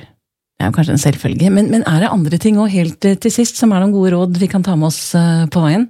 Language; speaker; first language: Norwegian; native; Norwegian